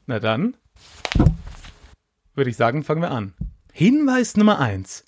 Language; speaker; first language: German; native; German